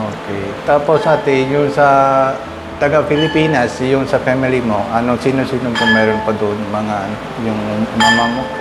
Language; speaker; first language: Filipino; non-native, learner; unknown